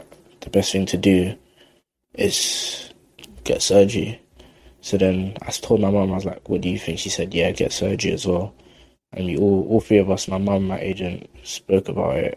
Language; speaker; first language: English; native; English